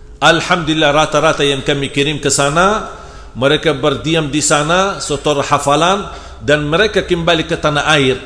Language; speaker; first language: Indonesian; non-native, fluent; Arabic